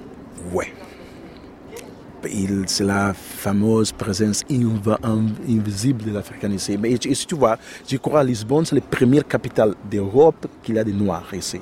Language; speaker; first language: French; non-native, learner; Portuguese